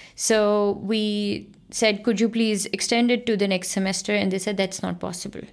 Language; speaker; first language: English; non-native, local second language; Punjabi